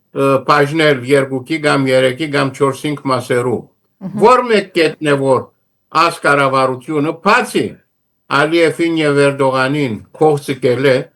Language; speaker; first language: Armenian; early bilingual, heritage; Armenian